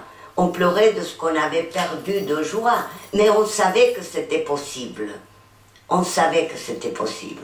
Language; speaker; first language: French; non-native, learner; Spanish